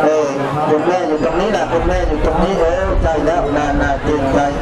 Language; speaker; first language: Thai; native; Thai